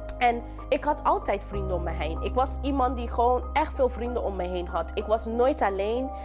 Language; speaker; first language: Dutch; non-native, local second language; English